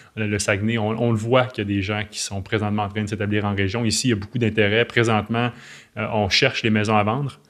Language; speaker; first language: French; native; French